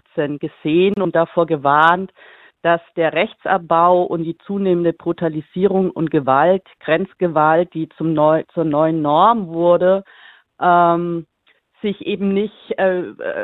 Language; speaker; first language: German; native; German